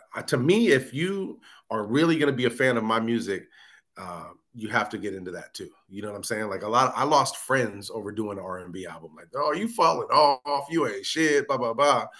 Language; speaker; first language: English; native; English